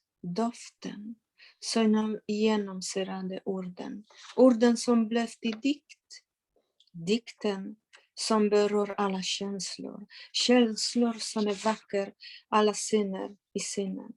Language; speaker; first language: Swedish; non-native, fluent; Polish